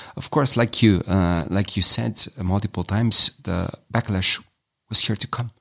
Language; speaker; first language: English; non-native, fluent; Romanian